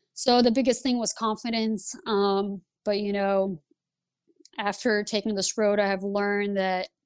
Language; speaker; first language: English; early bilingual, other home language; Lithuanian